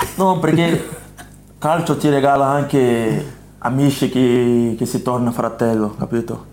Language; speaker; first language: Italian; non-native, fluent; Portuguese